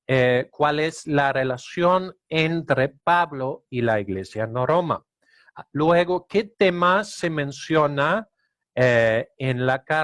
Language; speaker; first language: Spanish; non-native, fluent; Danish